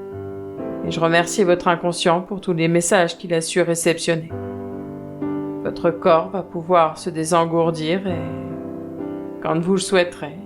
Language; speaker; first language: French; native; French